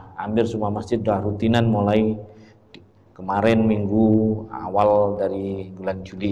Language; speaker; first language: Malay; non-native, local second language; Javanese